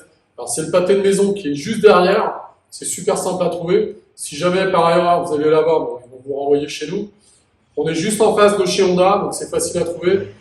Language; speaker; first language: French; native; French